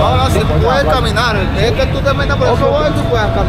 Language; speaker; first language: Spanish; native; Spanish